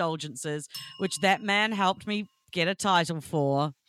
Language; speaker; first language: English; native; English